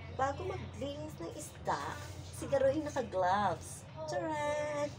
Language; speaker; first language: Filipino; non-native, local second language; Cebuano